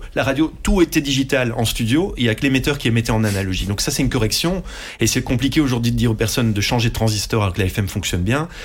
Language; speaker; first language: French; non-native, fluent; Dutch